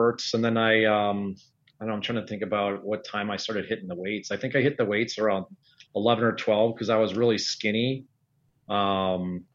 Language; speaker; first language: English; native; English